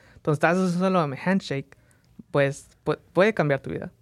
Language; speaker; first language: Spanish; early bilingual, heritage; Spanish